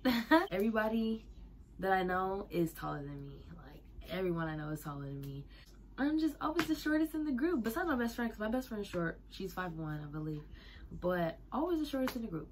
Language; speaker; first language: English; native; English